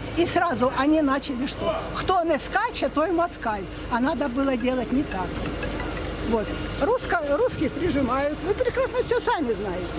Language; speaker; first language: Russian; native; Russian